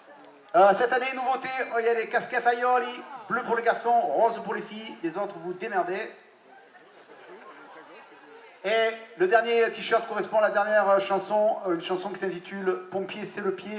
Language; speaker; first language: French; native; French